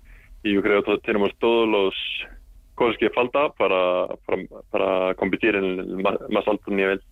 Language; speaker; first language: Spanish; non-native, learner; Icelandic